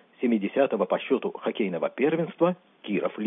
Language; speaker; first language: Russian; native; Russian